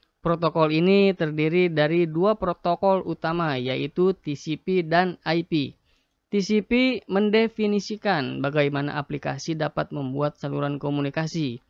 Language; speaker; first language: Indonesian; native; Indonesian